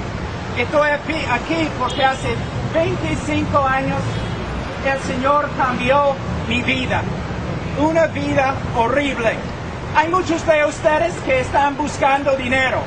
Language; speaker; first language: Spanish; non-native, fluent; English